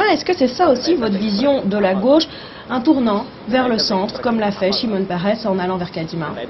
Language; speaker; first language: French; native; French